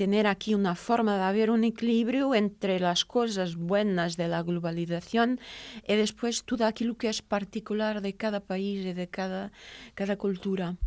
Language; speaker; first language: Spanish; non-native, fluent; Portuguese